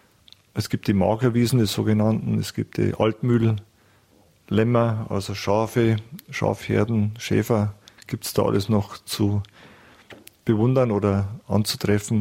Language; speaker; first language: German; native; German